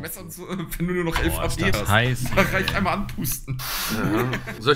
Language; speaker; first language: German; native; German